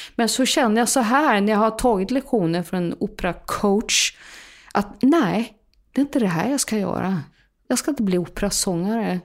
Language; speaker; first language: Swedish; native; Swedish